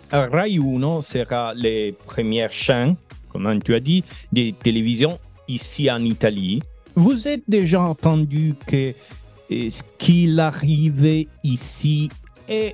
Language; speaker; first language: French; non-native, learner; Italian